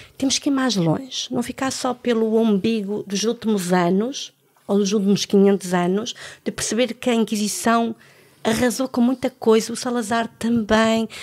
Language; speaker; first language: Portuguese; early bilingual, other home language; French